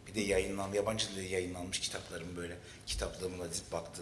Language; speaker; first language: Turkish; native; Turkish